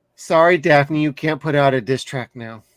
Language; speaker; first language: English; native; English